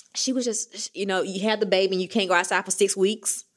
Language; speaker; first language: English; native; English